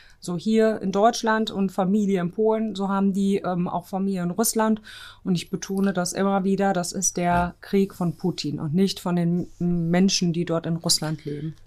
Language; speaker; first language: German; early bilingual, other home language; Polish